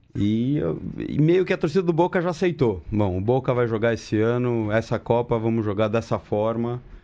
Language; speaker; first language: Portuguese; early bilingual, other home language; Spanish